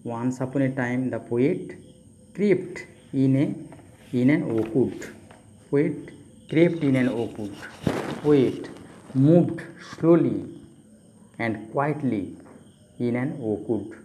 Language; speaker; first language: English; non-native, local second language; Bangla